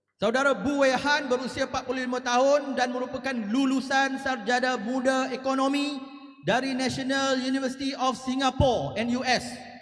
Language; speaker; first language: Malay; native; Malay